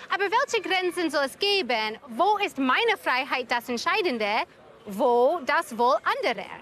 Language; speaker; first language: German; non-native, fluent; English